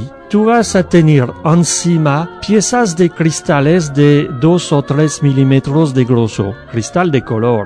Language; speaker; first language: Spanish; non-native, learner; French